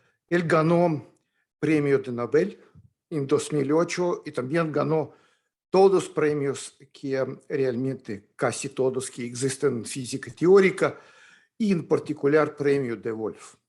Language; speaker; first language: Spanish; non-native, fluent; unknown